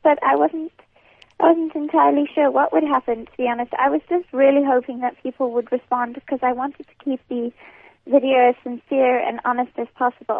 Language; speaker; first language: English; native; English